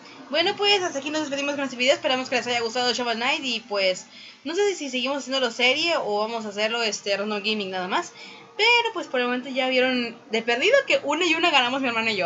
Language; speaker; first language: Spanish; native; Spanish